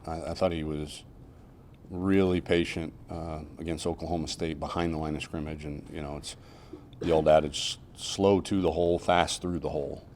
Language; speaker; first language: English; native; English